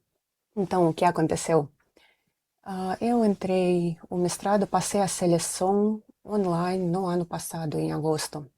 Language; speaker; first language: Portuguese; non-native, fluent; Russian